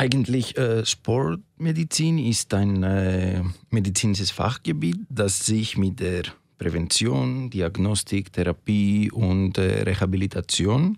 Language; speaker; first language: German; non-native, fluent; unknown